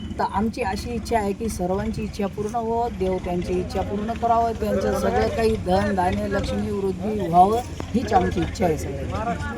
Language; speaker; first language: Marathi; native; Marathi